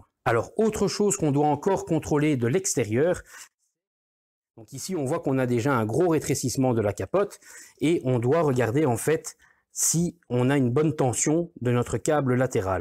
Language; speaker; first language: French; native; French